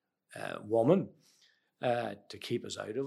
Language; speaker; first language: English; native; English